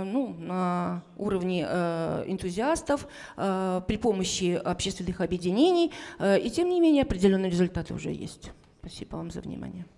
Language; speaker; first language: Russian; native; Russian